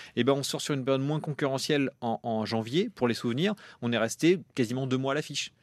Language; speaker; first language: French; native; French